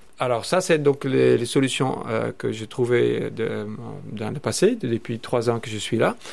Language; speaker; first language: French; non-native, fluent; Dutch